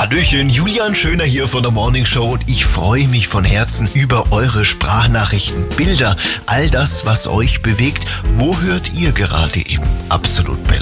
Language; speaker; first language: German; native; German